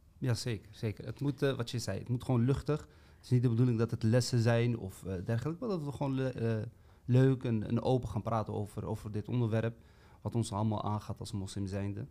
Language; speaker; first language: Dutch; native; Dutch